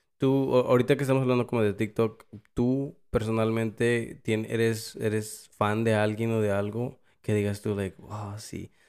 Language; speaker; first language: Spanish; early bilingual, heritage; Spanish